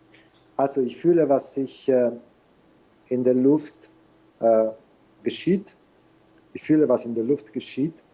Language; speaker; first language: German; non-native, fluent; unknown